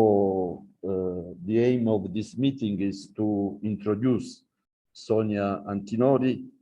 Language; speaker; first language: English; non-native, learner; Italian